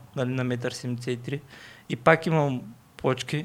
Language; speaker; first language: Bulgarian; non-native, local second language; Turkish